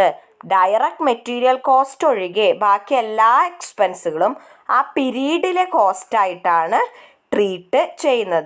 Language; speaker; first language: Malayalam; native; Malayalam